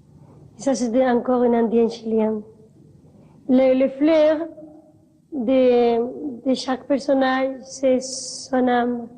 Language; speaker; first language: French; non-native, fluent; Spanish